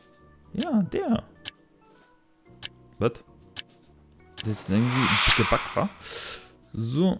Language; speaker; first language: German; non-native, learner; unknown